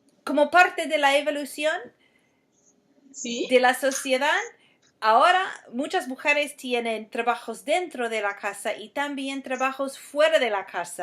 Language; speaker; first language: Spanish; non-native, fluent; English